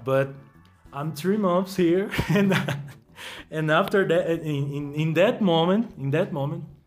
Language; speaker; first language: English; non-native, learner; Portuguese